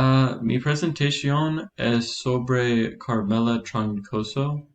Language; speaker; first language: Spanish; non-native, learner; English